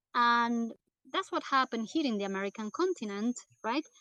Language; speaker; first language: English; non-native, fluent; Portuguese